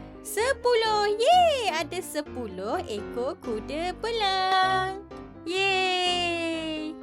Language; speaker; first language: Malay; native; Malay